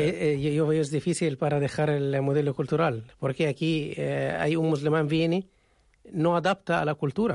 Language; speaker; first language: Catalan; non-native, learner; Arabic